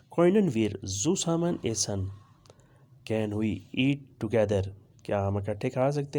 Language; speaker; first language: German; non-native, fluent; Urdu